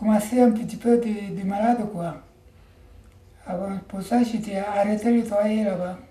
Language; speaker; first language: French; non-native, learner; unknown